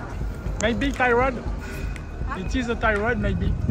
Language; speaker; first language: English; non-native, learner; French